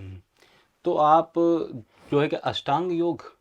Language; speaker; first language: Hindi; native; Hindi